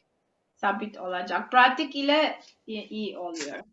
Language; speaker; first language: Turkish; non-native, fluent; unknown